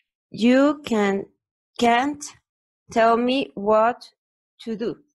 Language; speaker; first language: English; non-native, learner; Spanish